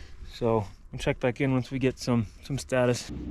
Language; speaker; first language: English; native; English